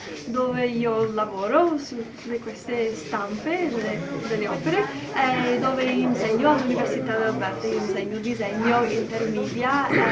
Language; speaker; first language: Italian; non-native, learner; English